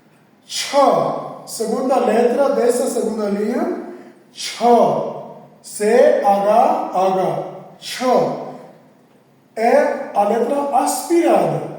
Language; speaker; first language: Portuguese; non-native, fluent; Hindi